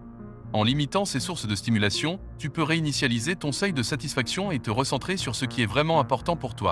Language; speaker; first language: French; native; French